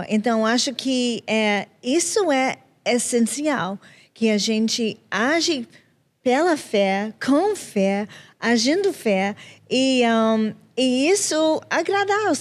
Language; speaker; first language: Portuguese; non-native, fluent; English